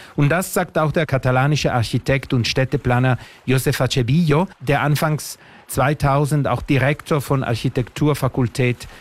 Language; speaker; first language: German; non-native, local second language; Italian